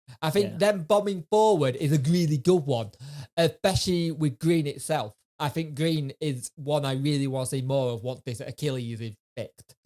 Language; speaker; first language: English; native; English